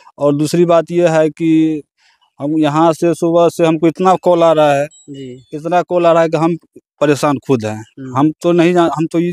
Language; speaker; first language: Hindi; native; Hindi